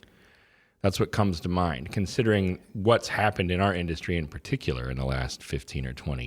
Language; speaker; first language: English; native; English